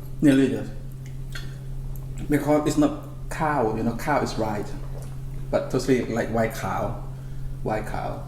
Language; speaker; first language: English; non-native, learner; Thai